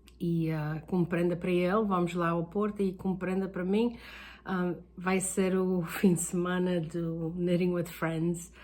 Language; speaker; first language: Portuguese; early bilingual, heritage; Portuguese